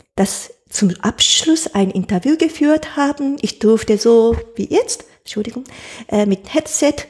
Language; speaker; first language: German; non-native, fluent; Japanese